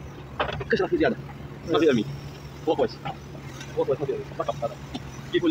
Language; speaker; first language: Arabic; non-native, learner; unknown